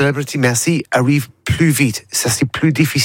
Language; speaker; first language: French; non-native, learner; English